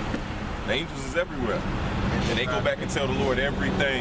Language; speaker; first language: English; native; English